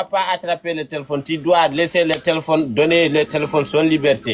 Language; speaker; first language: French; non-native, local second language; Bambara